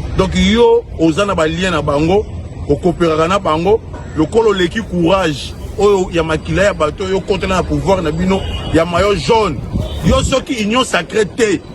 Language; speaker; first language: Lingala; non-native, local second language; Swahili